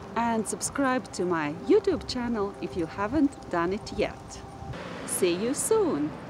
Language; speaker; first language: English; non-native, fluent; Latvian